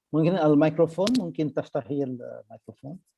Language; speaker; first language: Arabic; non-native, fluent; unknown